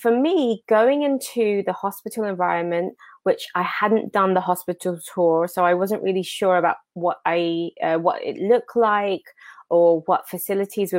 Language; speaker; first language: English; native; English